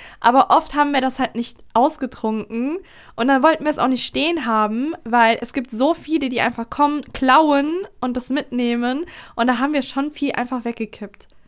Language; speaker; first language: German; early bilingual, other home language; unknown